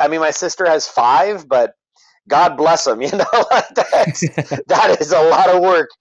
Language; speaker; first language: English; native; English